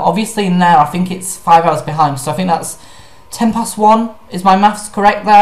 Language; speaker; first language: English; native; English